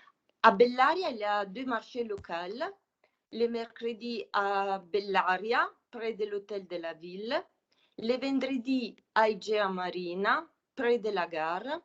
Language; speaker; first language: French; non-native, fluent; Italian